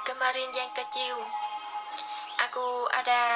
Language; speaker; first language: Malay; non-native, learner; Vietnamese